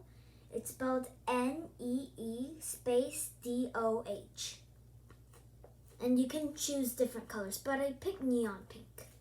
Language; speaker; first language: English; early bilingual, other home language; Korean